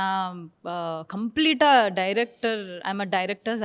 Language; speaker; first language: Tamil; non-native, learner; Kannada